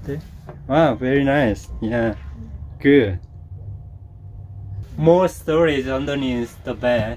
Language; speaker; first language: English; non-native, learner; Korean